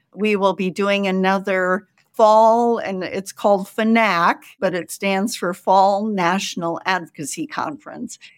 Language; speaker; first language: English; native; English